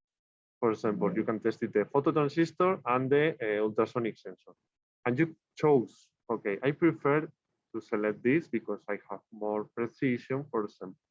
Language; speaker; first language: English; non-native, learner; Spanish